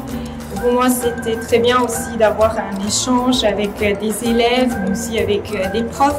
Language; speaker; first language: French; non-native, fluent; German